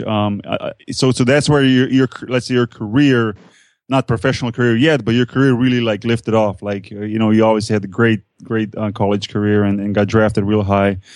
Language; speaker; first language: English; non-native, fluent; Slovenian